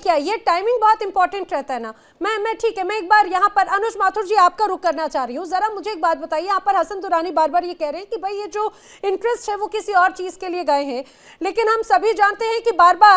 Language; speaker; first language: Hindi; native; Hindi